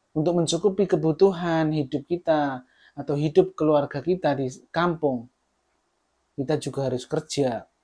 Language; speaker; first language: Indonesian; non-native, local second language; Javanese